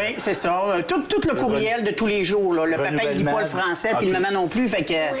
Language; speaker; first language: French; native; French